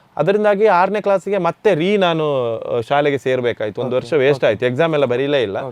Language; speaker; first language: Kannada; native; Kannada